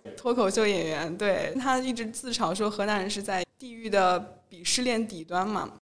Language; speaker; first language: Chinese; native; Chinese